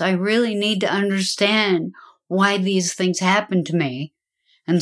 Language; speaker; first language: English; native; English